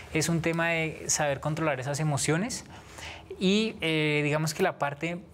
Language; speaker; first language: Spanish; native; Spanish